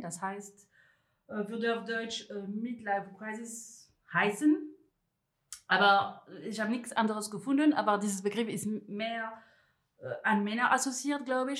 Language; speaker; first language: German; non-native, fluent; French